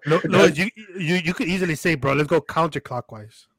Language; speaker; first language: English; early bilingual, other home language; Spanish